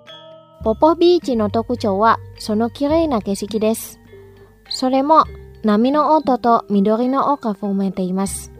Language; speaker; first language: Japanese; non-native, fluent; Indonesian